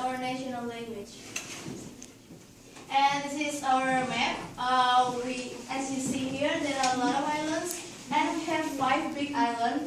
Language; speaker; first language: English; non-native, learner; Indonesian